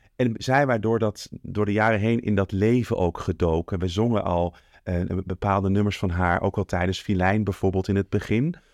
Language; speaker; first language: Dutch; native; Dutch